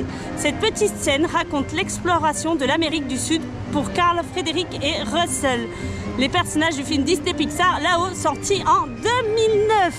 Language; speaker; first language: French; native; French